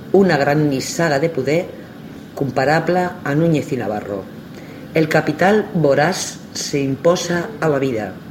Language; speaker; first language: Catalan; native; Catalan